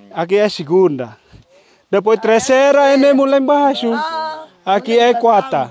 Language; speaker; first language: Portuguese; non-native, learner; Vietnamese